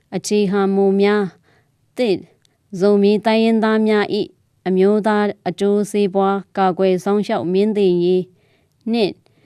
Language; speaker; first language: Burmese; non-native, local second language; Tedim Chin